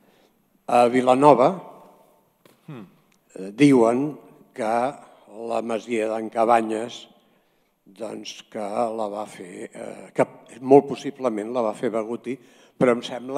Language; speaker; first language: Catalan; native; Catalan